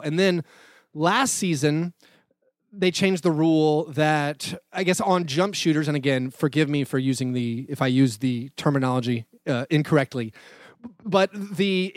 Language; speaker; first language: English; native; English